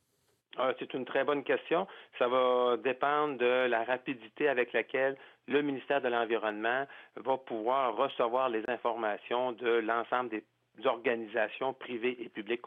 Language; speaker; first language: French; native; French